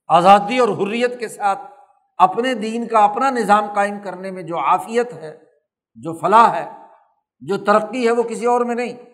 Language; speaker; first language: Urdu; non-native, local second language; Punjabi